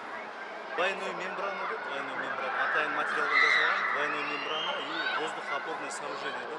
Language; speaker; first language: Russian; non-native, local second language; Kyrgyz